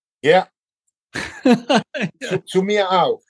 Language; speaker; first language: German; non-native, learner; Italian